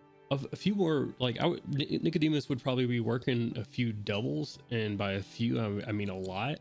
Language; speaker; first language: English; native; English